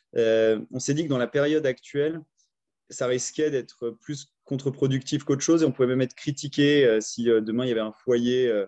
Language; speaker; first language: French; native; French